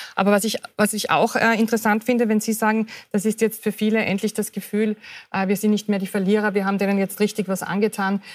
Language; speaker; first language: German; native; German